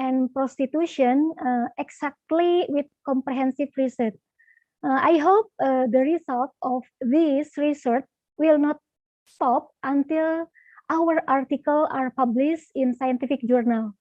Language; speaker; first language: English; non-native, learner; Indonesian